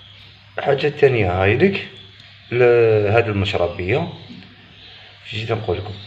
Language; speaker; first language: Arabic; native; Arabic